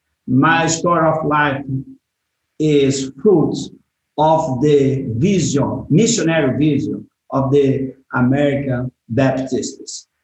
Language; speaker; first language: English; non-native, learner; Portuguese